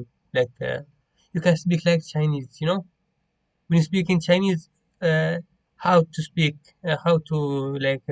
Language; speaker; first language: English; non-native, learner; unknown